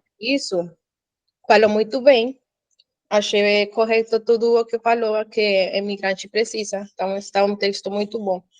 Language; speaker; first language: Portuguese; non-native, learner; Spanish